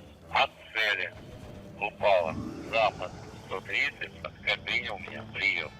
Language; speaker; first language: Russian; native; Russian